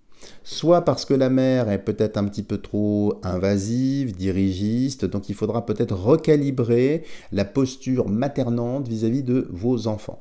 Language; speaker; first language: French; native; French